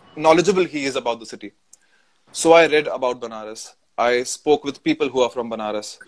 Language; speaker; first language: English; non-native, local second language; Hindi